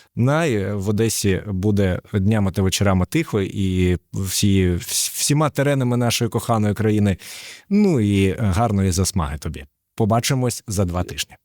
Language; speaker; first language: Ukrainian; native; Ukrainian